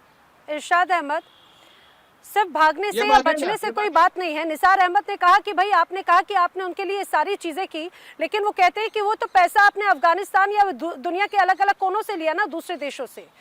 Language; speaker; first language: Hindi; native; Hindi